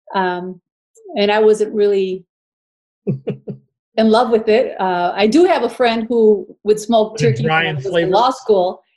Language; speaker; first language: English; early bilingual, other home language; Spanish